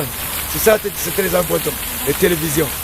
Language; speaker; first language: French; non-native, learner; English